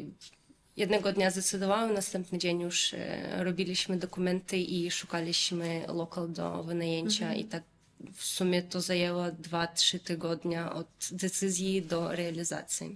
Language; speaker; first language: Polish; non-native, fluent; Russian